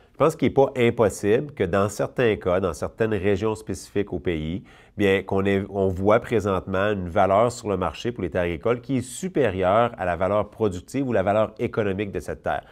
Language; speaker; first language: French; native; French